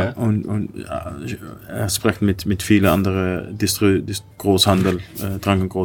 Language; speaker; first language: German; non-native, learner; Dutch